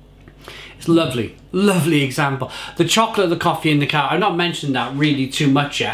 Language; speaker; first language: English; native; English